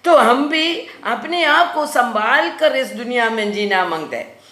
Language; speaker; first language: Hindi; non-native, local second language; Malayalam